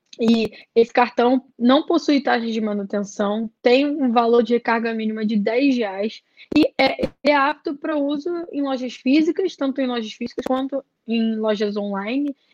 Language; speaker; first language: Portuguese; native; Portuguese